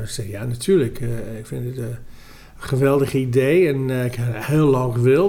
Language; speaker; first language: Dutch; non-native, fluent; English